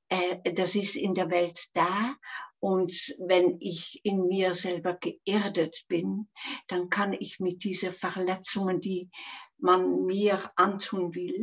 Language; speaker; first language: German; non-native, fluent; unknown